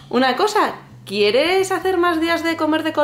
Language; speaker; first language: Spanish; native; Spanish